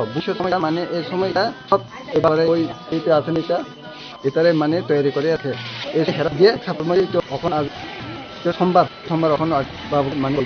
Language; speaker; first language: Bangla; non-native, local second language; Kok Borok